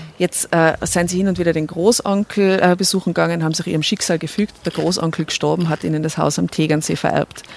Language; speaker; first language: German; native; German